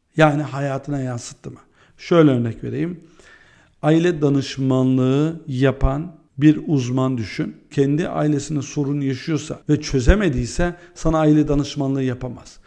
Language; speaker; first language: Turkish; early bilingual, heritage; Turkish